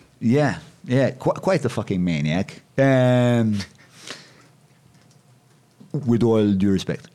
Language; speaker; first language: English; non-native, local second language; Maltese